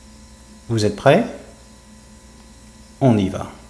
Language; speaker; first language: French; non-native, fluent; English